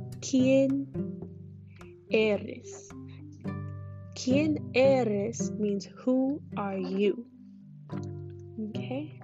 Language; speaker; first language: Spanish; non-native, fluent; English